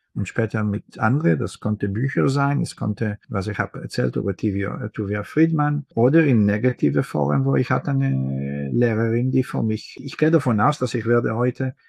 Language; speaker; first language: German; non-native, fluent; Hebrew